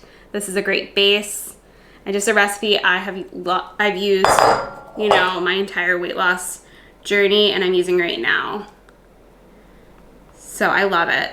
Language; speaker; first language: English; native; English